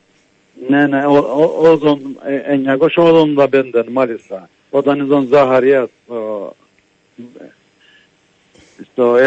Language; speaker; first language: Greek; non-native, local second language; Turkish